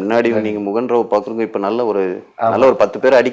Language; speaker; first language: Tamil; native; Tamil